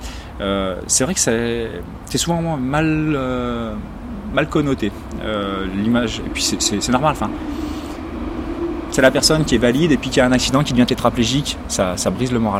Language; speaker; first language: French; native; French